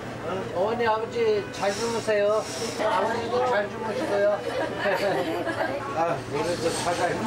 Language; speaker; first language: Korean; native; Korean